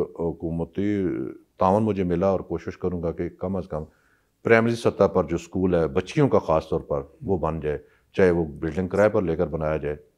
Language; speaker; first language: Urdu; non-native, local second language; Punjabi